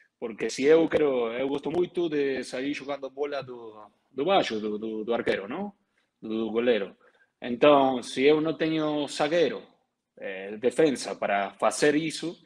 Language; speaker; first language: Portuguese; non-native, learner; Spanish